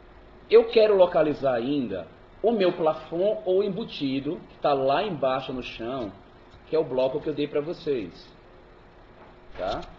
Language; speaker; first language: Portuguese; native; Portuguese